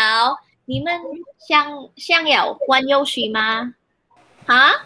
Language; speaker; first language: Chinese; non-native, learner; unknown